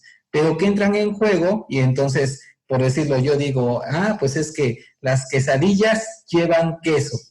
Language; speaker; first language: Spanish; native; Spanish